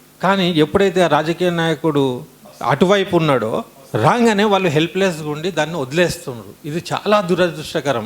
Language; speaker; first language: Telugu; native; Telugu